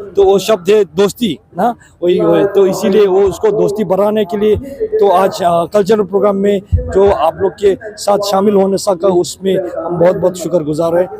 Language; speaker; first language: Hindi; non-native, fluent; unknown